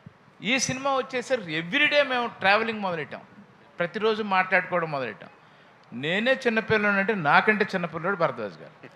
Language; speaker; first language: Telugu; native; Telugu